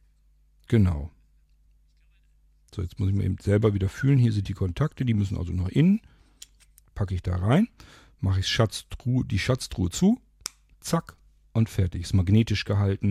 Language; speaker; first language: German; native; German